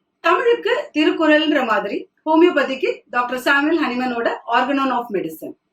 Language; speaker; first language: Tamil; non-native, local second language; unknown